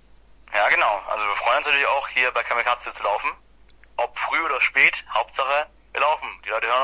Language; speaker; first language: German; native; German